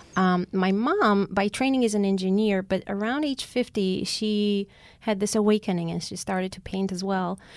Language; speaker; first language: English; non-native, fluent; Armenian